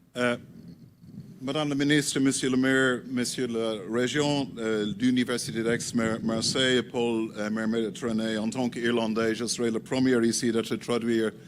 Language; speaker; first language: French; non-native, learner; English